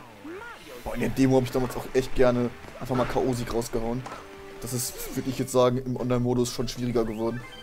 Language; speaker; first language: German; native; German